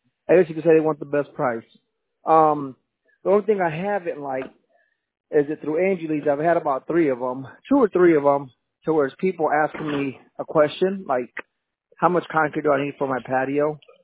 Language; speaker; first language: English; early bilingual, other home language; Spanish